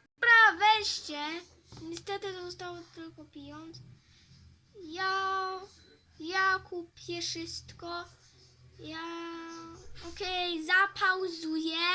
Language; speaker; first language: Polish; early bilingual, heritage; Polish